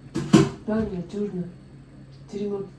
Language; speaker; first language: Russian; non-native, fluent; Armenian